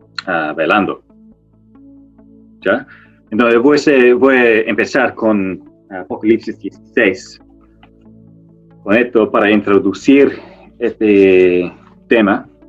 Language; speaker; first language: Spanish; non-native, fluent; English